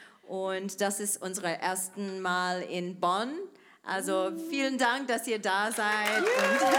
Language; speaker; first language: German; non-native, fluent; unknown